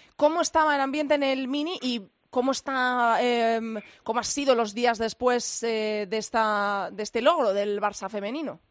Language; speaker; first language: Spanish; native; Spanish